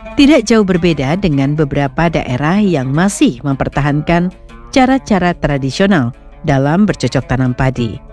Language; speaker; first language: Indonesian; native; Indonesian